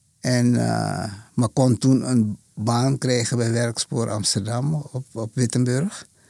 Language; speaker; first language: Dutch; native; Dutch